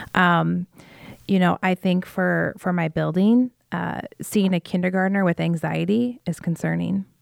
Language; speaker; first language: English; native; English